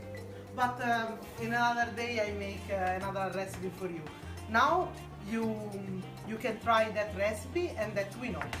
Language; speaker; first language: English; non-native, learner; Italian